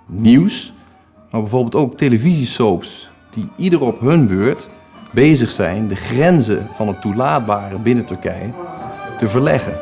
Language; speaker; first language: Dutch; native; Dutch